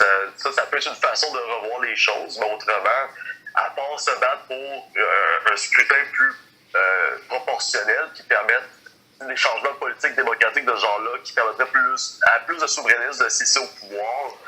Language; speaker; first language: French; native; French